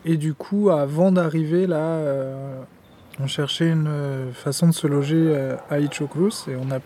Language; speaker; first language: French; native; French